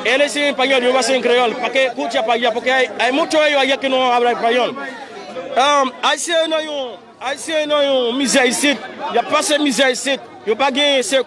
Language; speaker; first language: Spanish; non-native, learner; Haitian Creole